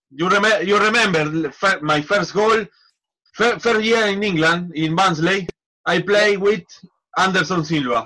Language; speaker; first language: English; non-native, learner; Spanish